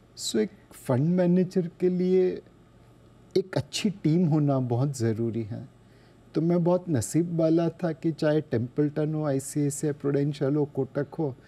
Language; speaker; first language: Hindi; non-native, local second language; Gujarati